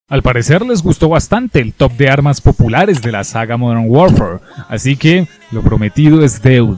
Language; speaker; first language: Spanish; native; Spanish